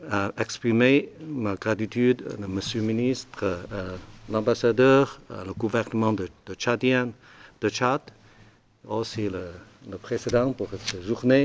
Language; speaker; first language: French; non-native, learner; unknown